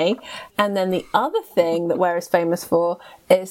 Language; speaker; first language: English; native; English